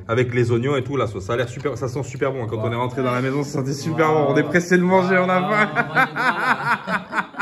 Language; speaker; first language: French; native; French